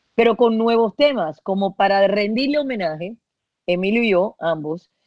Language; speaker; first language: Spanish; early bilingual, heritage; Spanish